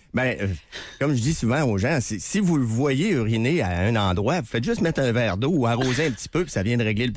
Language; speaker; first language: French; native; French